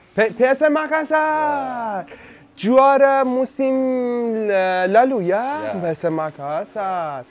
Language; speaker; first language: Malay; non-native, learner; Persian